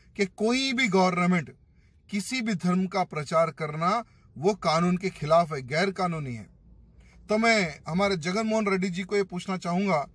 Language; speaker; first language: Hindi; non-native, local second language; Telugu